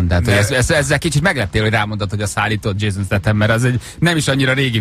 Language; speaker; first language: Hungarian; native; Hungarian